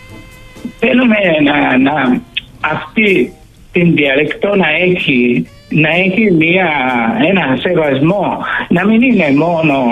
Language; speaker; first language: Greek; early bilingual, heritage; Greek